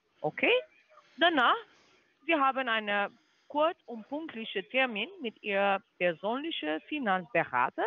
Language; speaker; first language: German; non-native, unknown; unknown